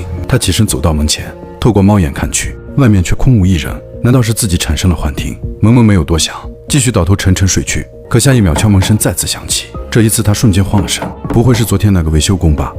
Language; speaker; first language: Chinese; native; Chinese